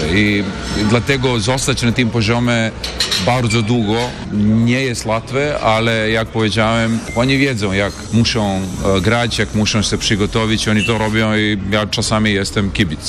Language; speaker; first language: Polish; non-native, fluent; Serbian